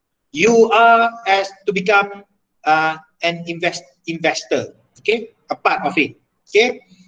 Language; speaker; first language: English; non-native, local second language; Malay